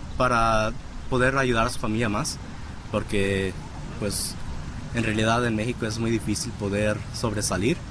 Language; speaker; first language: Spanish; early bilingual, heritage; Spanish